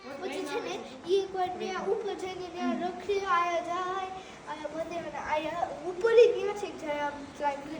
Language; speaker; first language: Gujarati; early bilingual, heritage; Gujarati